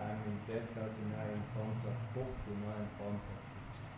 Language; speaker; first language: English; non-native, fluent; German